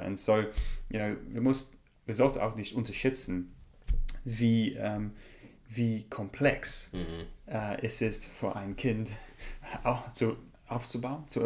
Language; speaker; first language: German; non-native, learner; English